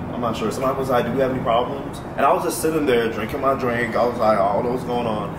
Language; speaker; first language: English; native; English